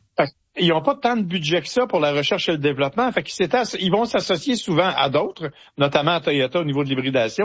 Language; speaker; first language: French; native; French